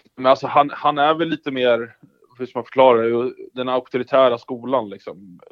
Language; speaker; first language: Swedish; native; Swedish